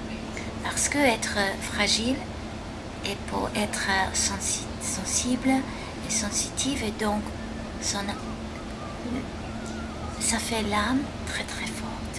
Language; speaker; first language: French; non-native, fluent; English